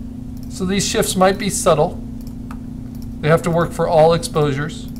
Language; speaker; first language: English; native; English